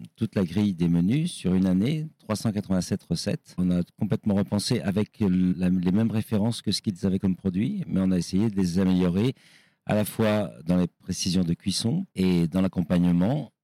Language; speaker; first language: French; native; French